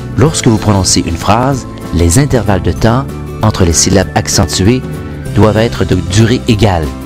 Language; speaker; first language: French; native; French